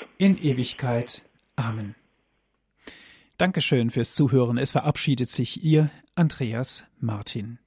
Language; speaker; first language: German; native; German